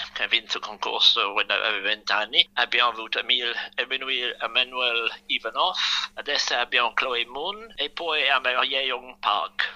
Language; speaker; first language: Italian; non-native, fluent; English